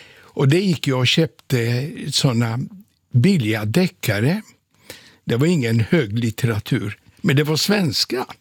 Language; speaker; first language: Swedish; non-native, fluent; Polish